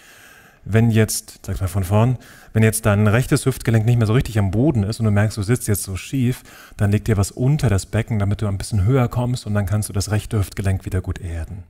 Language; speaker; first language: German; native; German